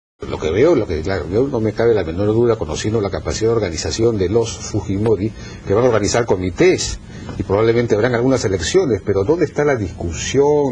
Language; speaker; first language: Spanish; native; Spanish